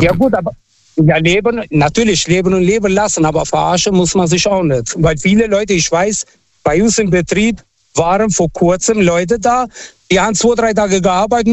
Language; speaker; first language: German; non-native, fluent; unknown